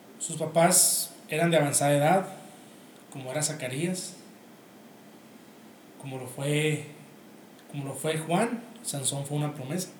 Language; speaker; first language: Spanish; native; Spanish